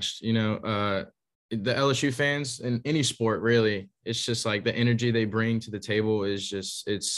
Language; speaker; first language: English; native; English